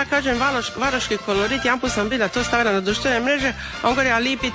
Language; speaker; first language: Croatian; native; Croatian